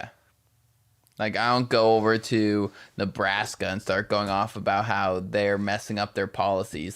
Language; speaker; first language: English; native; English